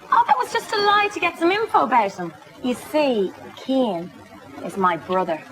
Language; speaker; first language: English; native; English